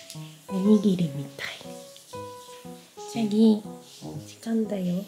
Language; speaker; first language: Japanese; non-native, fluent; Korean